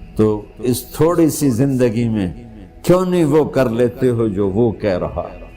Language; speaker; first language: Urdu; non-native, local second language; Punjabi